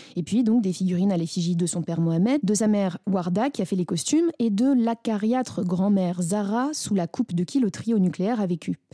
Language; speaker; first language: French; native; French